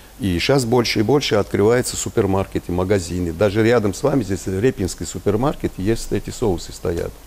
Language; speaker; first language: Russian; non-native, local second language; Armenian